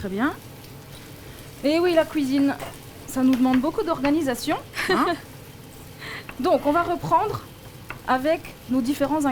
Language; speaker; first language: French; native; French